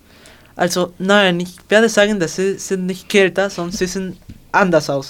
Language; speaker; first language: German; non-native, learner; Spanish